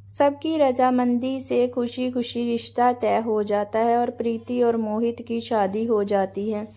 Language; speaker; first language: Hindi; non-native, local second language; Punjabi